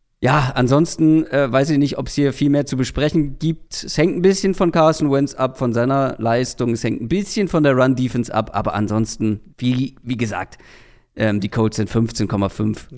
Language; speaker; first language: German; native; German